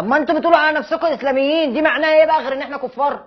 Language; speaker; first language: Arabic; native; Arabic